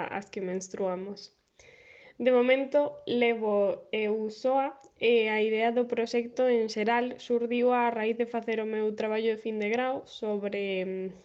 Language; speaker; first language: Galician; non-native, local second language; Spanish